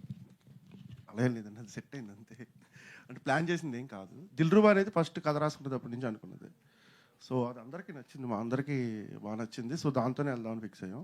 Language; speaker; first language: Telugu; native; Telugu